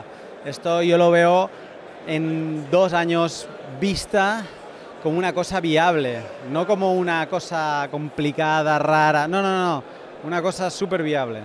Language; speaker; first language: Spanish; native; Spanish